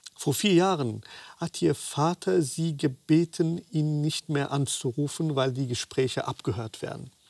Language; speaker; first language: German; native; German